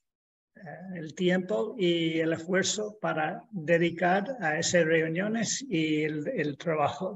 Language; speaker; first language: Spanish; non-native, fluent; English